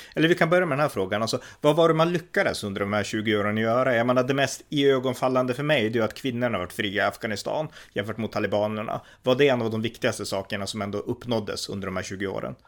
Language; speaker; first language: Swedish; native; Swedish